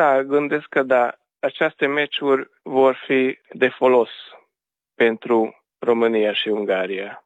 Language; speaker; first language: Romanian; non-native, local second language; Hungarian